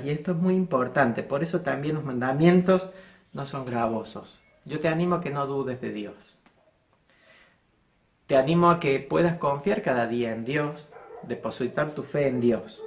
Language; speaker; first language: Spanish; native; Spanish